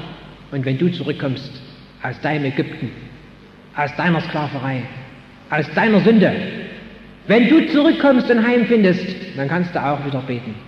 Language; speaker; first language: German; native; German